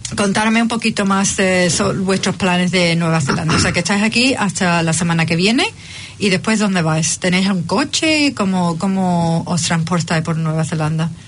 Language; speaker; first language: Spanish; native; Spanish